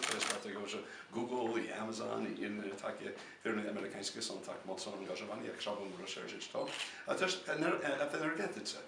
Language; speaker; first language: Polish; non-native, fluent; English